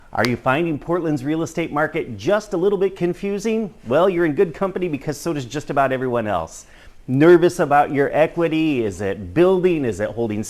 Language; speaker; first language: English; native; English